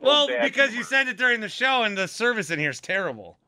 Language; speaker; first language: English; native; English